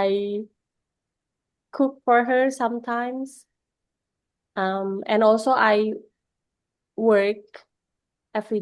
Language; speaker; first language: English; non-native, learner; Indonesian